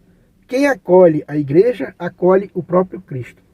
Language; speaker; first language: Portuguese; native; Portuguese